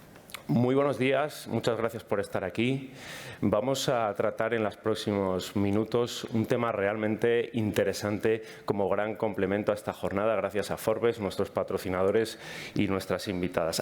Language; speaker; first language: Spanish; native; Spanish